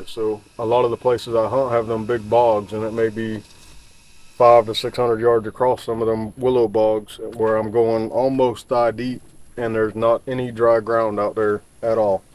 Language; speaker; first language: English; native; English